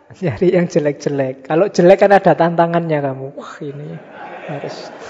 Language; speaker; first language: Indonesian; native; Indonesian